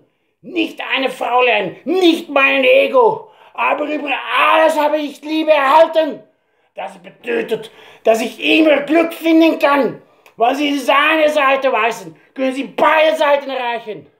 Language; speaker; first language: German; non-native, learner; Dutch